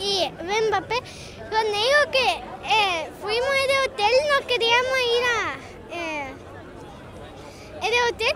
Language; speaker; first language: Spanish; early bilingual, heritage; Spanish